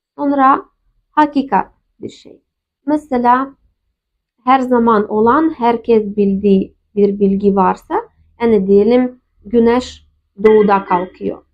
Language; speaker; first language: Turkish; non-native, fluent; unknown